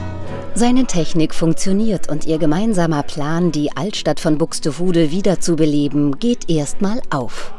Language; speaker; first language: German; native; German